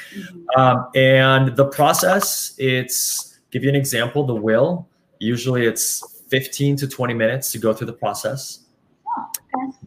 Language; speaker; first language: English; early bilingual, other home language; Spanish